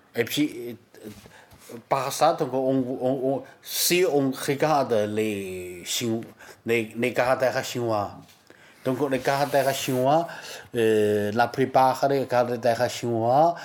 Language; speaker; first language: French; non-native, learner; Chinese